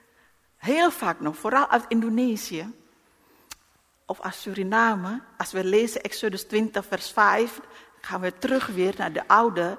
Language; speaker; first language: Dutch; non-native, learner; Indonesian